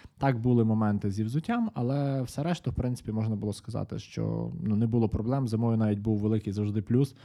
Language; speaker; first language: Ukrainian; native; Ukrainian